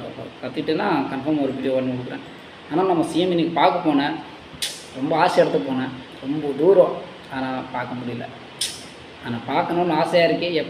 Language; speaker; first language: Tamil; non-native, learner; Hindi